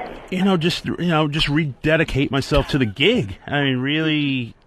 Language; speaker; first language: English; native; English